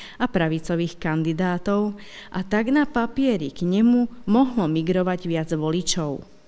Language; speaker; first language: Slovak; non-native, local second language; Hungarian